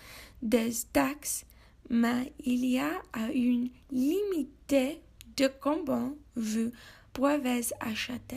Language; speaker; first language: French; non-native, learner; English